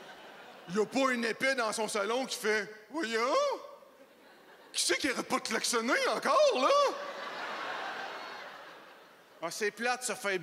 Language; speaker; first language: French; native; French